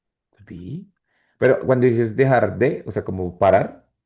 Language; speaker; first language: Spanish; native; Spanish